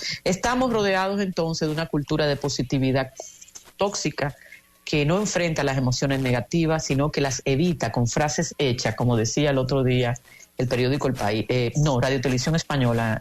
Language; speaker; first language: Spanish; native; Spanish